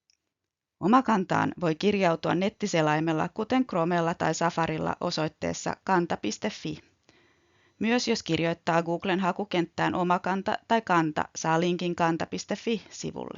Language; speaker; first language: Finnish; native; Finnish